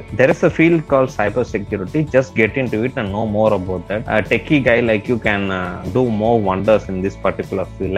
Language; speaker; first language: English; non-native, local second language; Tamil